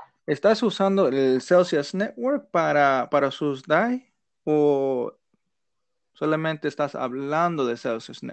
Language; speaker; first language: Spanish; non-native, learner; English